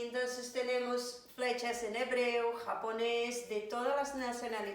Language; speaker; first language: Spanish; non-native, local second language; Portuguese